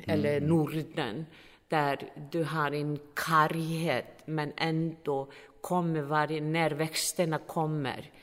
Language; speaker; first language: Swedish; non-native, fluent; Icelandic